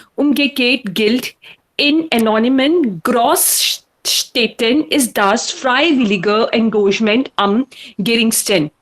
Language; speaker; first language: German; non-native, learner; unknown